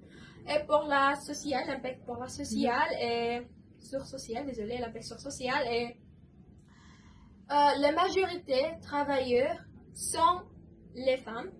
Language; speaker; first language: French; non-native, learner; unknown